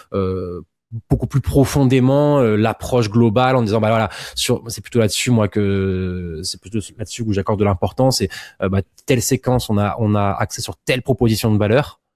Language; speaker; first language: French; native; French